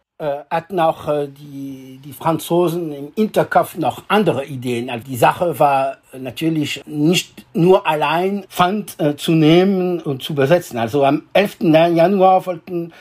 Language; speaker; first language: German; non-native, fluent; French